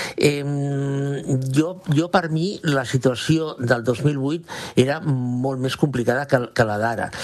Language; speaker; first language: Catalan; non-native, local second language; Spanish